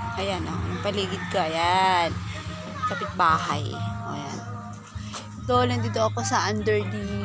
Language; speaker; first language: Filipino; non-native, local second language; Cebuano